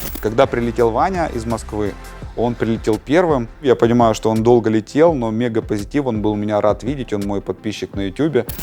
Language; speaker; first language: Russian; native; Russian